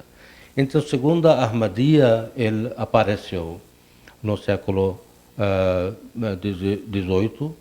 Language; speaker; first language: Portuguese; non-native, fluent; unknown